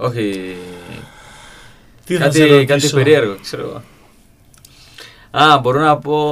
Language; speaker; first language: Greek; non-native, learner; Spanish